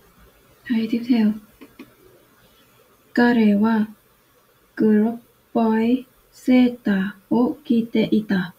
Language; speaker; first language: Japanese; non-native, fluent; Vietnamese